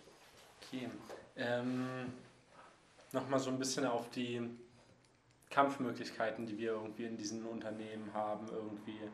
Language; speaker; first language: German; native; German